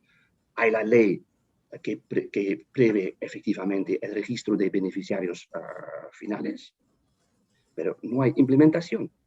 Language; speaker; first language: Spanish; non-native, fluent; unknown